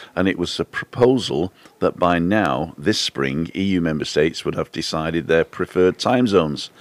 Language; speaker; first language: English; native; English